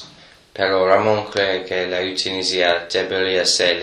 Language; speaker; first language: Spanish; non-native, learner; English